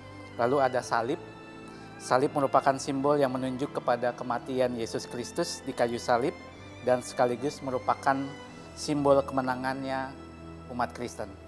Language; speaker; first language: Indonesian; native; Indonesian